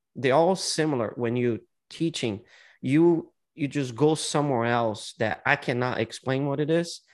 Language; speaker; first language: English; non-native, fluent; Portuguese